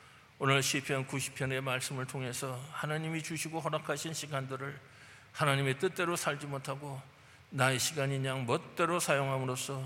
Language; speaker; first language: Korean; native; Korean